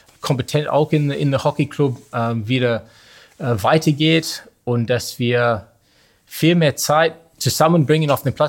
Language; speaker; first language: German; non-native, learner; English